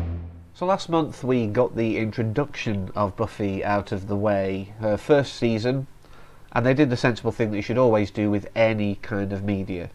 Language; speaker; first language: English; native; English